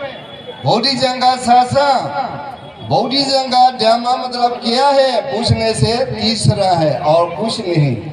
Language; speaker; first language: Hindi; non-native, learner; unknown